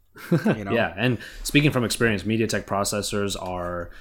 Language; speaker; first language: English; early bilingual, other home language; Filipino